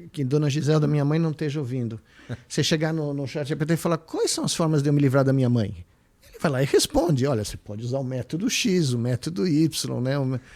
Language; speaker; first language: Portuguese; native; Portuguese